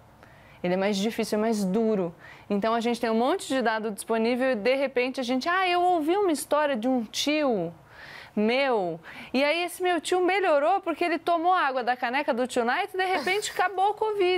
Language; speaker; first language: Portuguese; native; Portuguese